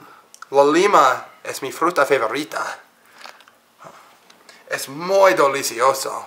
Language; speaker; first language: Spanish; non-native, learner; English